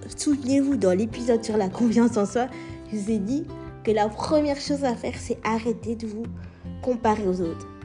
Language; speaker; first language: French; native; French